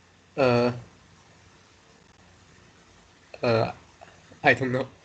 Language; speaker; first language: English; non-native, learner; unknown